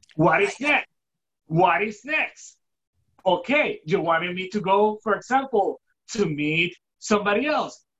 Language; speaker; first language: English; non-native, fluent; Spanish